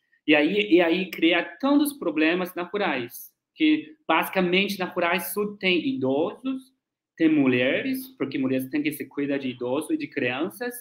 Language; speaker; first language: Portuguese; non-native, learner; Chinese